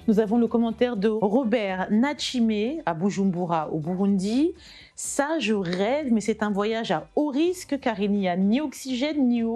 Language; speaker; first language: French; native; French